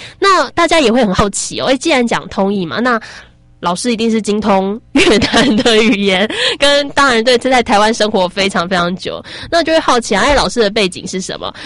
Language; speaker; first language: Chinese; native; Chinese